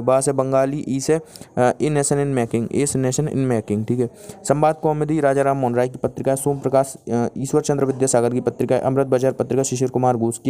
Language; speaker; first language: Hindi; native; Hindi